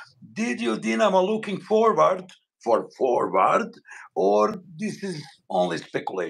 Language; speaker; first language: English; non-native, learner; Bosnian